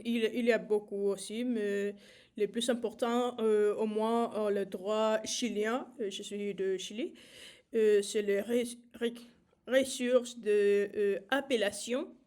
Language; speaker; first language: French; non-native, learner; Spanish